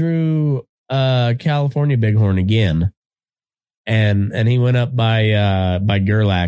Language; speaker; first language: English; native; English